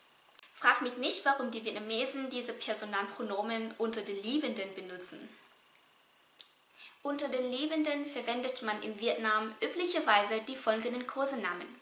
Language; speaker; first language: German; non-native, fluent; Vietnamese